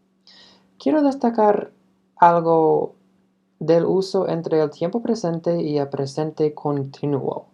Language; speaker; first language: Spanish; non-native, fluent; English